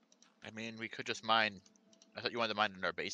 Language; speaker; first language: English; native; English